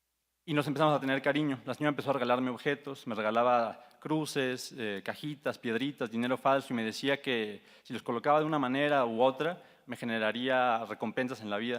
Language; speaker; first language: Spanish; native; Spanish